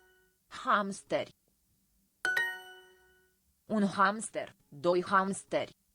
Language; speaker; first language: Romanian; non-native, learner; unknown